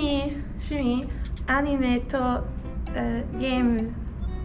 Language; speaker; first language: Japanese; non-native, learner; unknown